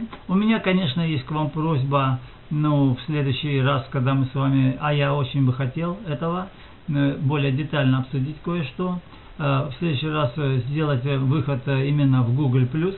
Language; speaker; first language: Russian; native; Russian